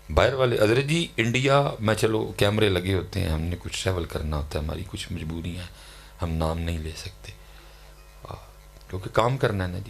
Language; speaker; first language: Urdu; non-native, local second language; Punjabi